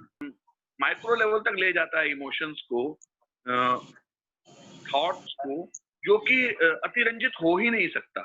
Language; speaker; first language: Hindi; native; Hindi